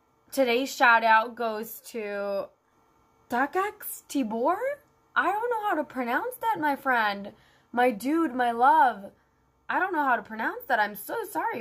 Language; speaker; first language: English; early bilingual, other home language; Spanish